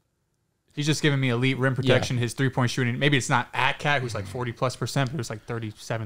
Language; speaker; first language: English; native; English